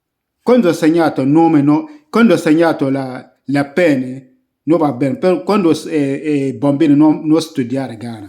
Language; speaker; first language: Italian; non-native, learner; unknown